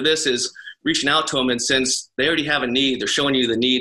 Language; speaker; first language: English; native; English